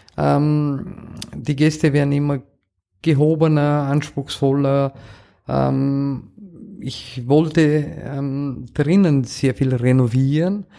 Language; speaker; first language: German; non-native, fluent; Romanian